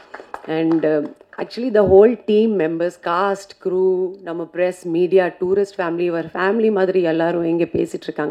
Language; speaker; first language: Tamil; non-native, fluent; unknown